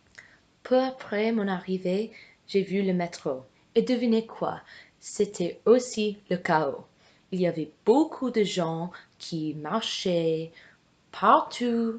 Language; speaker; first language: French; non-native, fluent; English